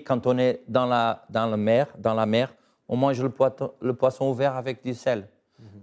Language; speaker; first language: French; non-native, fluent; Portuguese